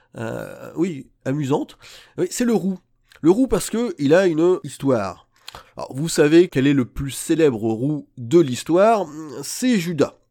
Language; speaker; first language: French; native; French